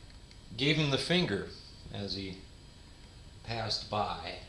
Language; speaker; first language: English; native; English